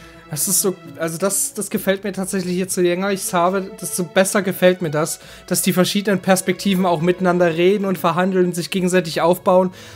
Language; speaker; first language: German; native; German